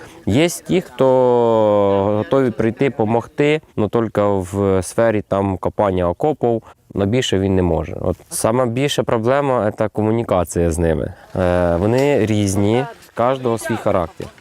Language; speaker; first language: Ukrainian; native; Ukrainian